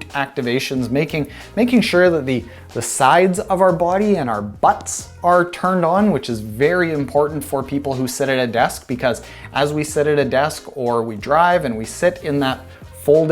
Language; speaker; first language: English; native; English